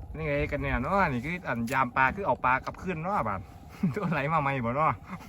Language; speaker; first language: Thai; native; Thai